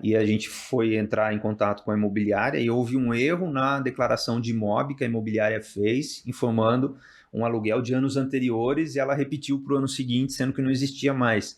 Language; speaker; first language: Portuguese; native; Portuguese